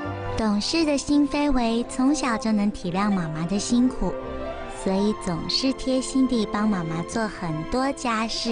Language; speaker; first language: Chinese; native; Chinese